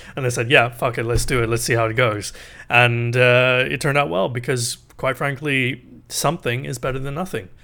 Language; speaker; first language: English; native; English